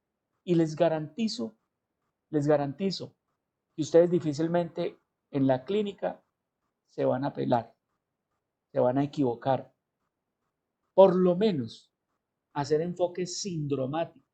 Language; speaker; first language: Spanish; native; Spanish